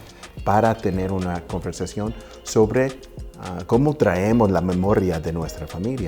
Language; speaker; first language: Spanish; early bilingual, heritage; Spanish